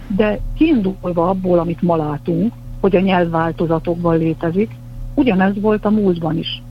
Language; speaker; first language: Hungarian; native; Hungarian